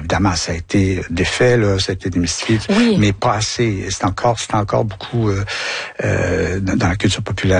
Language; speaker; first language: French; native; French